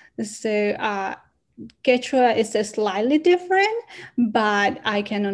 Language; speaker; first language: English; non-native, fluent; Quechua